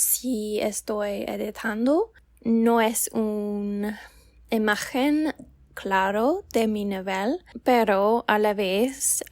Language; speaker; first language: Spanish; non-native, learner; English